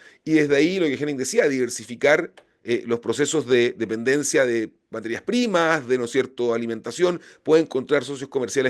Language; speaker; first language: Spanish; native; Spanish